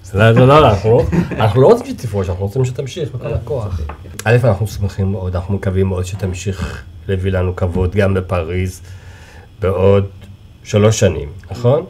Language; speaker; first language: Hebrew; native; Hebrew